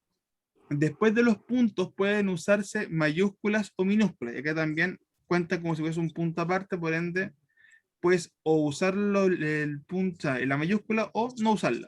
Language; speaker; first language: Spanish; native; Spanish